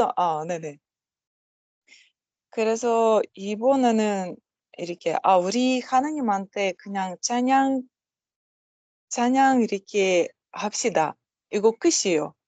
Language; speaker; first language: Korean; non-native, learner; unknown